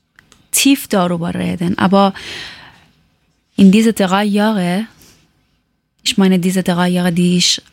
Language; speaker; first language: German; non-native, learner; Persian